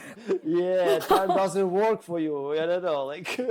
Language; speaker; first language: English; non-native, learner; Ukrainian